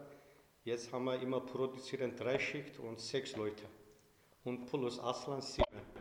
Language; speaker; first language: German; non-native, learner; Turkish